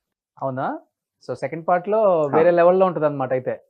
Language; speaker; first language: Telugu; native; Telugu